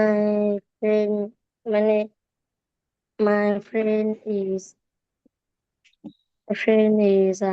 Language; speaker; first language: English; non-native, learner; Vietnamese